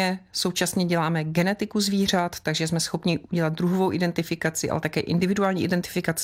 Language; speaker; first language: Czech; native; Czech